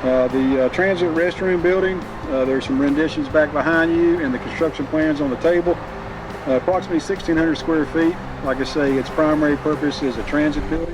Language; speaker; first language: English; native; English